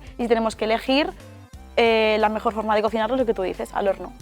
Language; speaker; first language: Spanish; native; Spanish